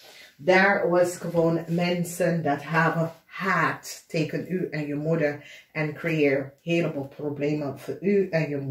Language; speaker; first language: Dutch; non-native, fluent; English